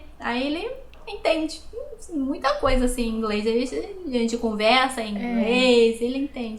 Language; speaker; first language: Portuguese; non-native, fluent; Chinese